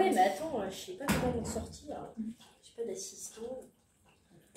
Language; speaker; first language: French; native; French